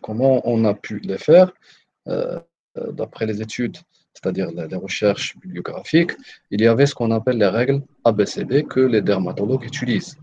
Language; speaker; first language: French; non-native, local second language; Arabic